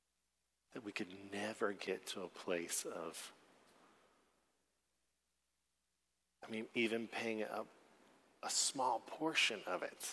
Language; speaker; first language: English; native; English